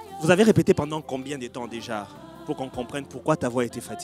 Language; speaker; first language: French; non-native, local second language; Lingala